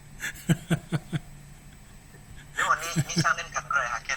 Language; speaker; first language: Japanese; non-native, learner; Indonesian